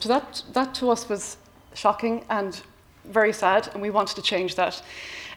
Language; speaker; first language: English; native; English